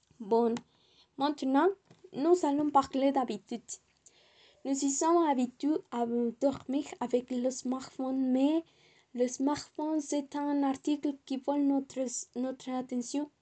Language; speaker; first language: French; non-native, learner; Spanish